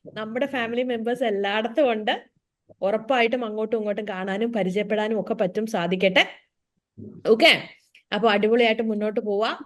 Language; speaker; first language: Malayalam; native; Malayalam